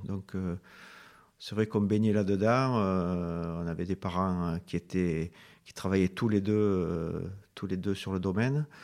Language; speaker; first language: French; native; French